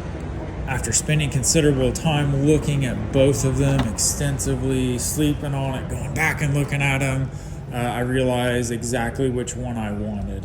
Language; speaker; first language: English; native; English